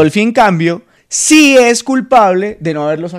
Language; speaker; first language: Spanish; native; Spanish